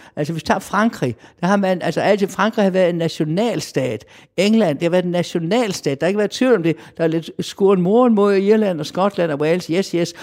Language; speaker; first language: Danish; native; Danish